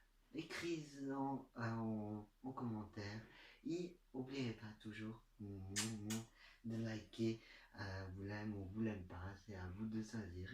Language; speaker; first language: French; non-native, learner; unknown